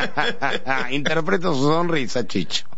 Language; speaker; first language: Spanish; native; Spanish